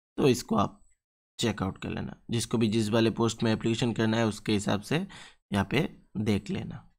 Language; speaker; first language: Hindi; non-native, local second language; Bangla